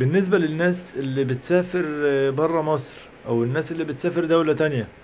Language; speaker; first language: Arabic; native; Arabic